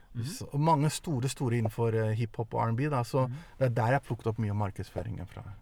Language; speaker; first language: Norwegian; early bilingual, other home language; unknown